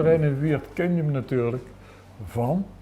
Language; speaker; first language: Dutch; native; Dutch